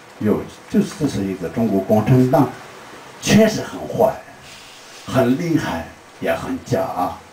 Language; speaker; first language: Chinese; non-native, local second language; Tibetan